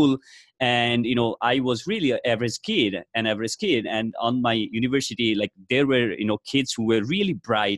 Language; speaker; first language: English; non-native, local second language; Nepali